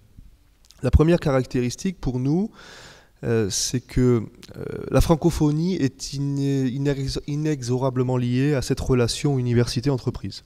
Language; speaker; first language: French; native; French